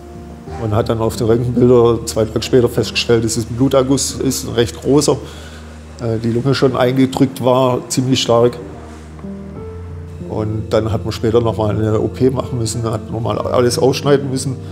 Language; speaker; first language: German; native; German